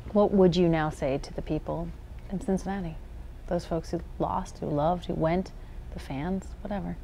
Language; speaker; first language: English; native; English